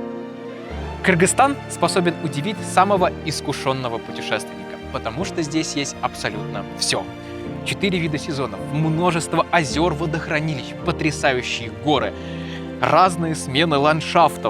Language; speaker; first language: Russian; native; Russian